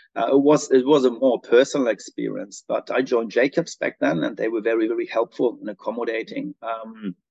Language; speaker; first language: English; non-native, fluent; German